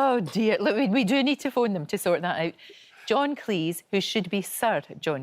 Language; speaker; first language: English; native; English